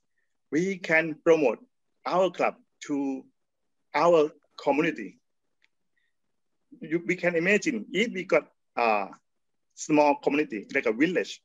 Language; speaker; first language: English; non-native, learner; Thai